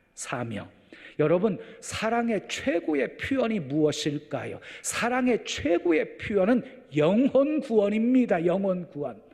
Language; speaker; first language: Korean; native; Korean